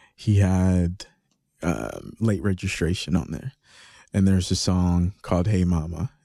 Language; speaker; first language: English; early bilingual, other home language; Greek